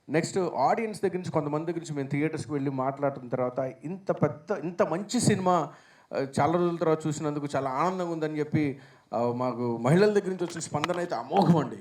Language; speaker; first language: Telugu; native; Telugu